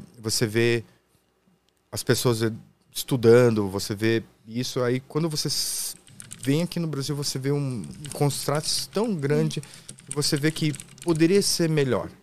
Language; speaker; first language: Portuguese; native; Portuguese